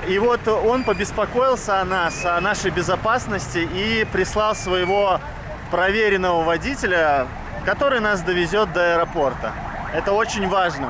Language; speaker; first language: Russian; native; Russian